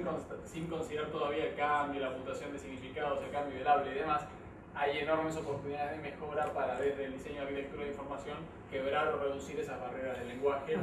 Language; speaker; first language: Spanish; native; Spanish